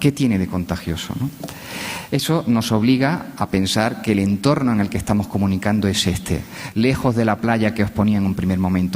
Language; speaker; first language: Spanish; native; Spanish